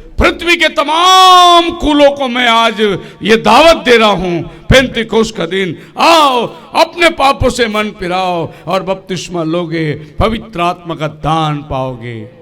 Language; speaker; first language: Hindi; non-native, local second language; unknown